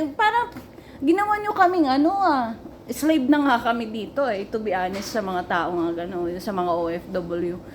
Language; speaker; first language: Filipino; native; Filipino